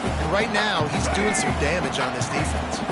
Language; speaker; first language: English; native; English